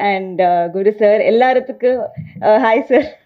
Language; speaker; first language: Tamil; non-native, learner; Telugu